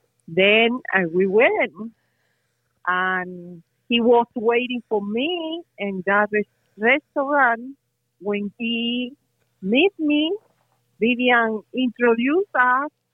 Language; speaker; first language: English; non-native, learner; Spanish